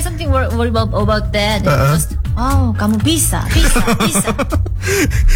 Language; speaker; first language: English; non-native, learner; Korean